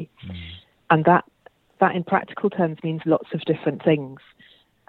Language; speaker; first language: English; native; English